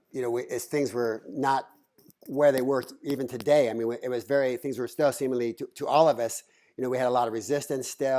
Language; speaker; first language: English; native; English